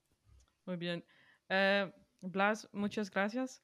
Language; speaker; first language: Spanish; non-native, learner; Danish